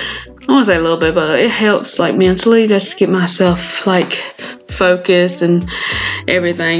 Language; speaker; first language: English; native; English